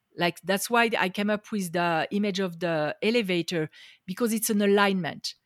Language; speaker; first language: English; non-native, fluent; French